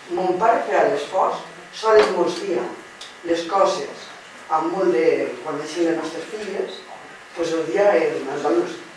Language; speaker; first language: Catalan; native; Catalan